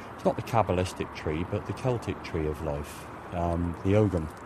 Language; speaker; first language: English; native; English